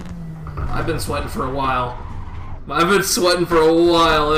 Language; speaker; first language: English; native; English